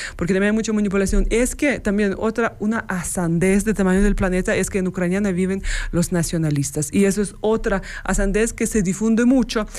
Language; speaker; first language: Spanish; non-native, fluent; Ukrainian